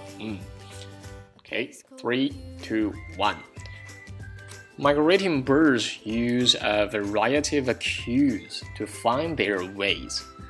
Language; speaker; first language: English; non-native, fluent; Chinese